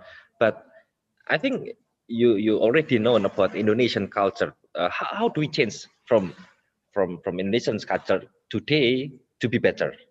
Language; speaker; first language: English; non-native, local second language; Indonesian